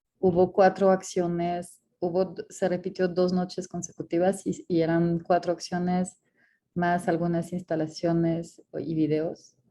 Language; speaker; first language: Spanish; non-native, fluent; French